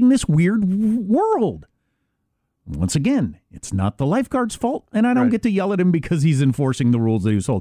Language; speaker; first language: English; native; English